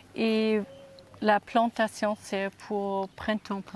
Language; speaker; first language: French; non-native, learner; German